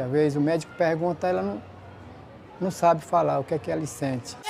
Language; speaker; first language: Portuguese; non-native, local second language; Ticuna